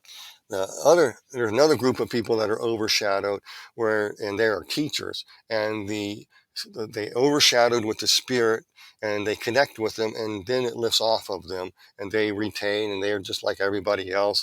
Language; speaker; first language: English; native; English